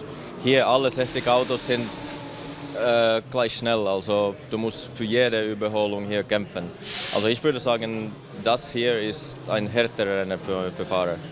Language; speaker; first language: German; non-native, fluent; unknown